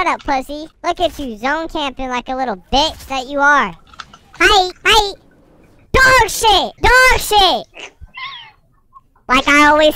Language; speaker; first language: English; native; English